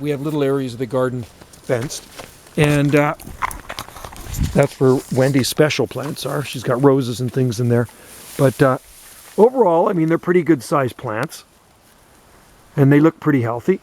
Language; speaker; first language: English; native; English